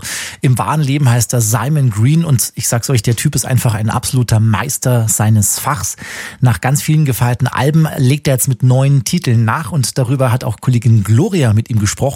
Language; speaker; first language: German; native; German